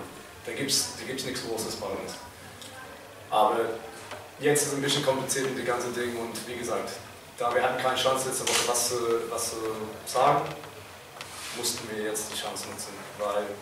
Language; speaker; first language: German; non-native, fluent; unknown